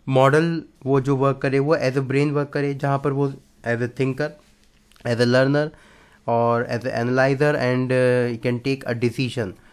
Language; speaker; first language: Hindi; native; Hindi